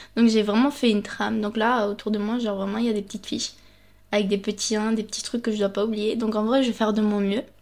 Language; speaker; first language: French; early bilingual, other home language; Spanish